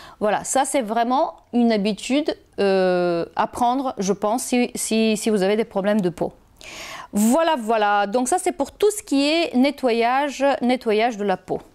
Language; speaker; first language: French; non-native, fluent; Bulgarian